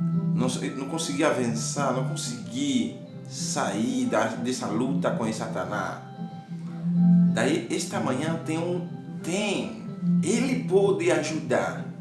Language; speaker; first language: Portuguese; non-native, learner; Haitian Creole